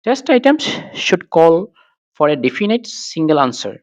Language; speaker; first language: English; non-native, local second language; Assamese